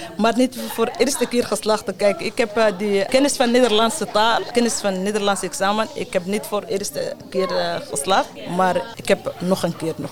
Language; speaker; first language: Dutch; non-native, learner; Arabic